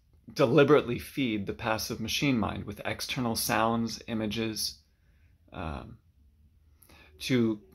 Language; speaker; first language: English; native; English